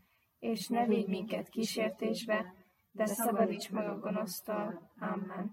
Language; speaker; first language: Hungarian; native; Hungarian